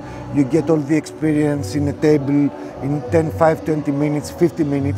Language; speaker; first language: English; non-native, fluent; Greek